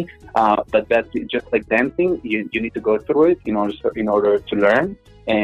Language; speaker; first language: English; non-native, fluent; Hebrew